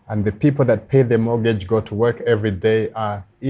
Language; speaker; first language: English; non-native, local second language; Luo (Kenya and Tanzania)